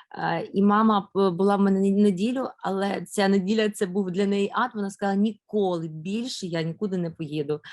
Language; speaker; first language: Ukrainian; non-native, local second language; Russian